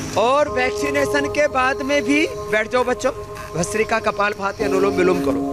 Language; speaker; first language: Hindi; native; Hindi